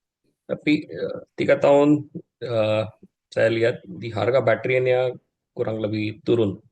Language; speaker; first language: Indonesian; non-native, learner; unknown